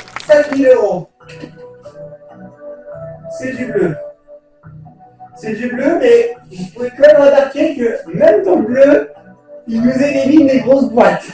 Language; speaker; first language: French; native; French